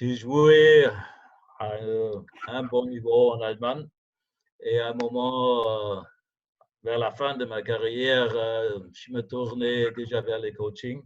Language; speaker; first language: French; non-native, fluent; German